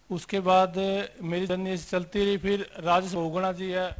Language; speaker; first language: Hindi; native; Hindi